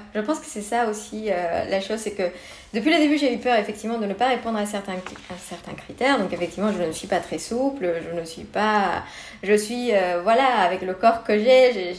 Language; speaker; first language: French; non-native, fluent; Spanish